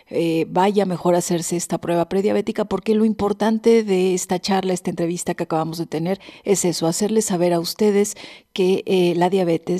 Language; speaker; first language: Spanish; native; Spanish